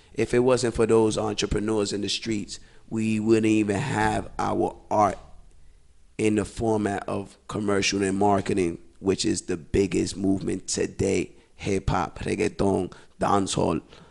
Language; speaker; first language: English; early bilingual, other home language; Spanish